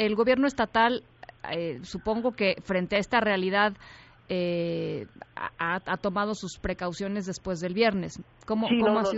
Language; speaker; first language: Spanish; native; Spanish